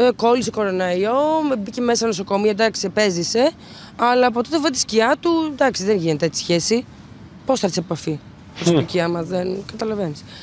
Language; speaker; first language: Greek; native; Greek